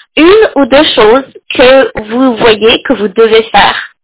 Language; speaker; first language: French; non-native, fluent; English